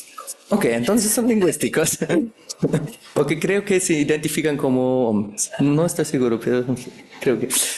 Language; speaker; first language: Spanish; non-native, fluent; German